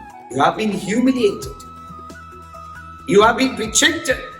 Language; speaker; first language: English; non-native, local second language; Tamil